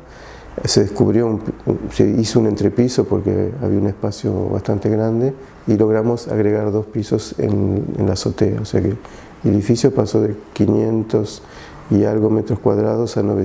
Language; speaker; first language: Spanish; native; Spanish